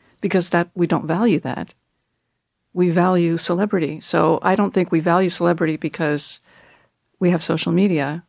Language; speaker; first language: English; native; English